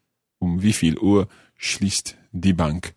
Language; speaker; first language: German; non-native, learner; English